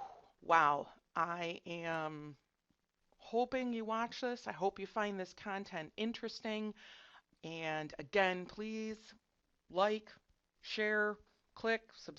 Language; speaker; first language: English; native; English